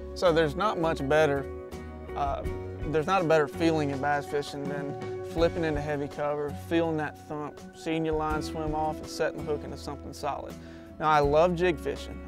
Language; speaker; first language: English; native; English